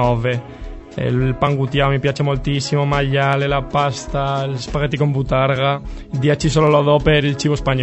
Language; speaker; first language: Italian; non-native, learner; Spanish